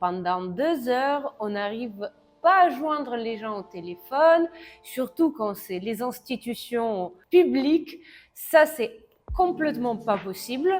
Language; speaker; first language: French; non-native, fluent; Russian